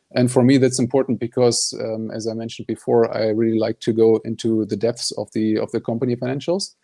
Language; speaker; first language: English; non-native, fluent; German